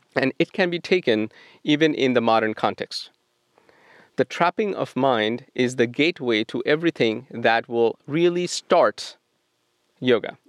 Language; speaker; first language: English; non-native, local second language; Bangla